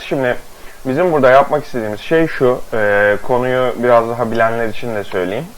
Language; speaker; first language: Turkish; native; Turkish